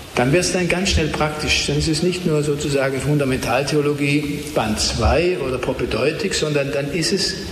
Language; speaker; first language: German; native; German